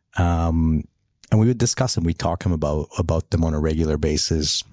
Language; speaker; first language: English; early bilingual, other home language; Polish